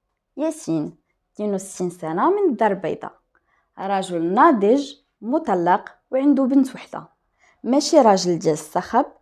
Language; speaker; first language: Arabic; native; Arabic